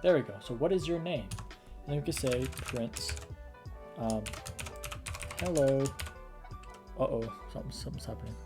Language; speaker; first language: English; native; English